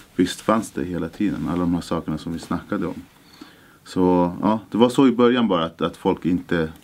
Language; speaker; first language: Swedish; early bilingual, other home language; Spanish